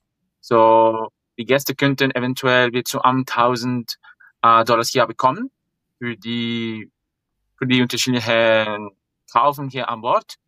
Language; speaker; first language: German; non-native, fluent; Spanish